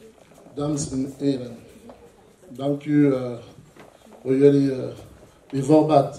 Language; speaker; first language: Dutch; non-native, learner; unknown